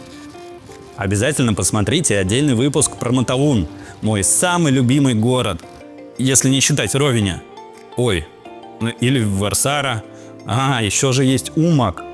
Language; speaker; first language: Russian; native; Russian